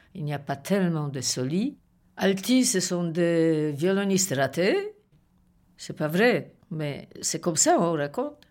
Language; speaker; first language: French; non-native, fluent; Polish